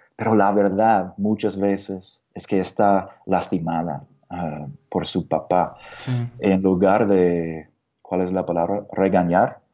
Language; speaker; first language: Spanish; non-native, fluent; English